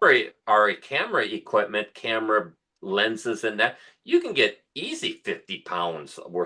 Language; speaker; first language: English; native; English